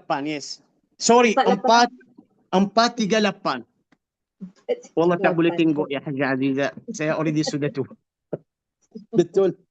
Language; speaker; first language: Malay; non-native, fluent; Arabic